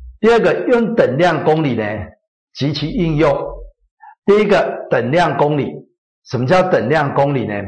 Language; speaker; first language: Chinese; native; Chinese